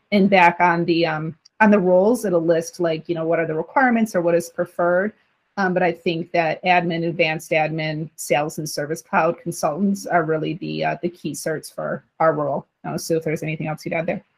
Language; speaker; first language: English; native; English